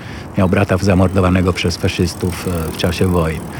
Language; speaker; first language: Polish; non-native, fluent; Italian